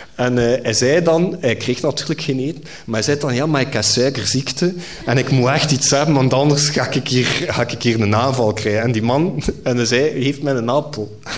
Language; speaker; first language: Dutch; native; Dutch